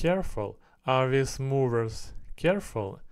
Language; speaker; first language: English; non-native, learner; Russian